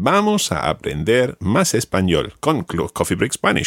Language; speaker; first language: Spanish; non-native, fluent; English